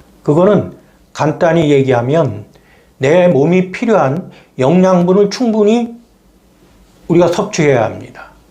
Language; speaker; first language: Korean; native; Korean